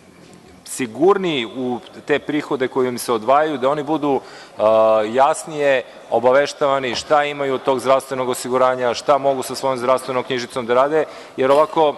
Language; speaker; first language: Serbian; native; Serbian